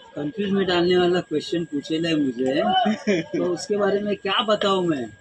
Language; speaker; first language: Hindi; non-native, local second language; Marathi